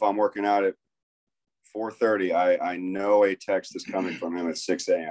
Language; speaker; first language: English; native; English